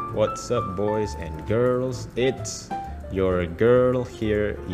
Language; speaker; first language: English; non-native, fluent; Indonesian